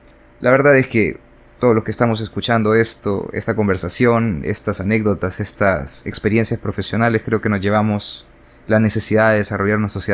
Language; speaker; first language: Spanish; native; Spanish